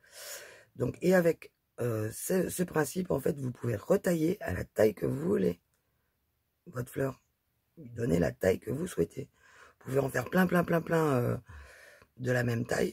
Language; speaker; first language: French; native; French